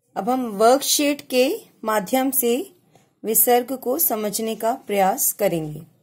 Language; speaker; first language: Hindi; native; Hindi